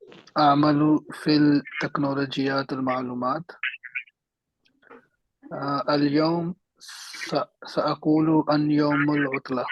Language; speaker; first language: Arabic; non-native, learner; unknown